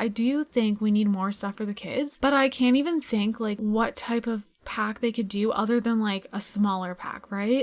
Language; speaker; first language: English; native; English